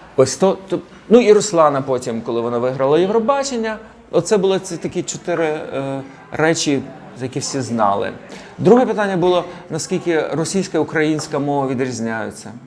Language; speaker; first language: Ukrainian; native; Ukrainian